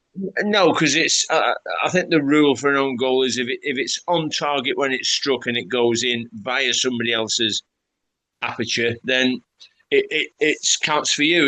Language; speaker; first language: English; native; English